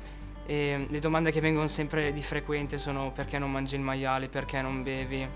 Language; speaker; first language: Italian; early bilingual, other home language; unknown